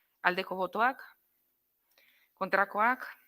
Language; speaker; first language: Basque; non-native, local second language; Spanish